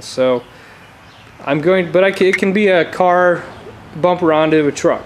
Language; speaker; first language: English; native; English